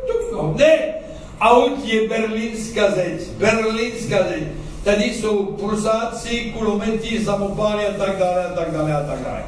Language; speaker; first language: Czech; non-native, learner; French